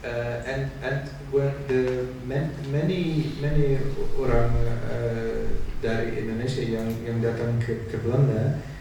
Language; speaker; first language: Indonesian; non-native, learner; Dutch